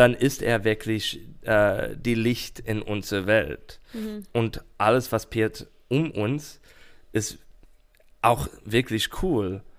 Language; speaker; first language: German; non-native, fluent; English